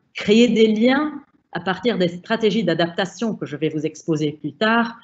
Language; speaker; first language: French; non-native, local second language; Arabic